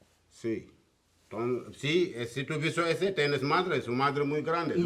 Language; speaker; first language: Spanish; non-native, learner; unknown